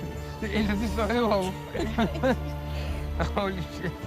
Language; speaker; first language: Dutch; native; Dutch